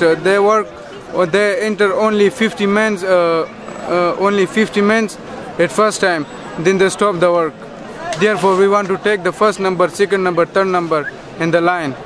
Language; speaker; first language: English; non-native, learner; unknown